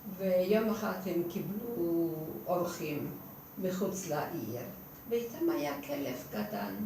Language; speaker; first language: Hebrew; non-native, fluent; Hungarian